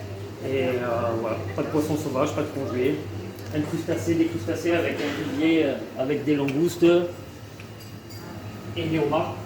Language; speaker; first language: French; native; French